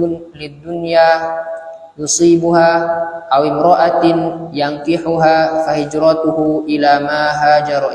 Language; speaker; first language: Arabic; non-native, learner; Indonesian